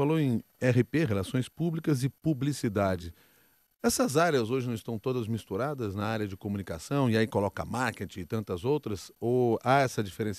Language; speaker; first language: Portuguese; native; Portuguese